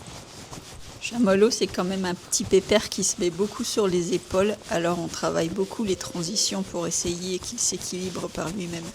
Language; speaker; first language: French; native; French